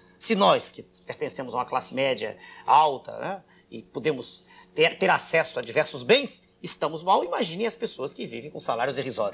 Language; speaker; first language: Portuguese; native; Portuguese